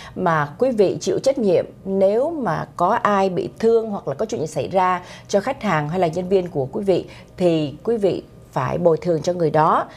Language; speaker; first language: Vietnamese; native; Vietnamese